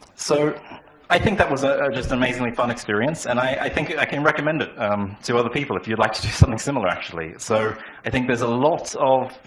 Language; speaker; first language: English; native; English